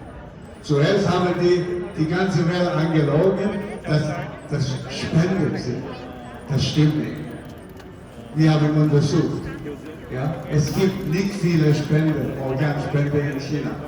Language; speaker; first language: German; non-native, fluent; Cantonese